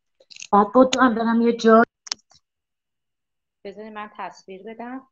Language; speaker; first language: Persian; native; Persian